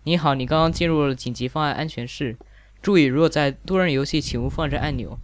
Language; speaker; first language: Chinese; native; Chinese